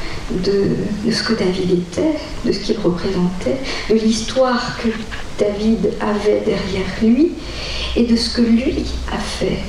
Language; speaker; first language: French; non-native, local second language; Morisyen